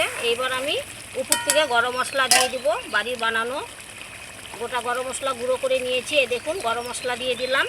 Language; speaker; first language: Bangla; native; Bangla